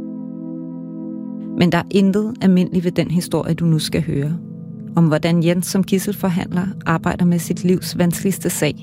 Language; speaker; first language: Danish; native; Danish